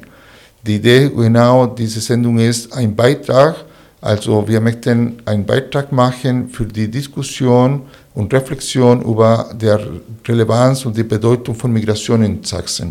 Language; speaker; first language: German; non-native, fluent; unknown